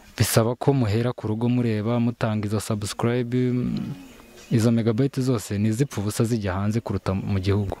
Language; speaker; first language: Kinyarwanda; early bilingual, heritage; Kinyarwanda